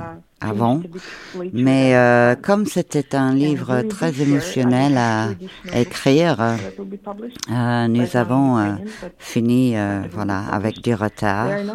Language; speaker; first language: French; non-native, fluent; Ukrainian